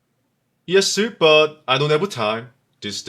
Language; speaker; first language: English; non-native, learner; Korean